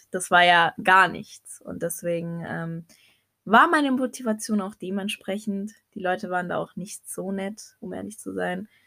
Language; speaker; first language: German; early bilingual, other home language; Arabic